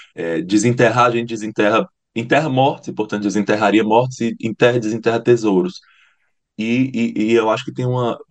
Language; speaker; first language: Portuguese; native; Portuguese